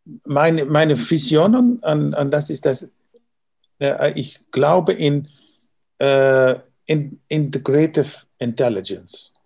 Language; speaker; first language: German; non-native, learner; Dutch